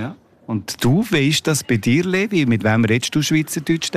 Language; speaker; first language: German; native; German